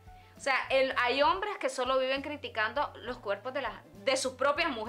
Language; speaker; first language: Spanish; native; Spanish